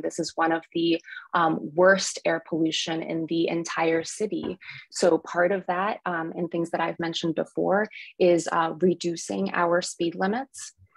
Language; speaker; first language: English; early bilingual, other home language; Spanish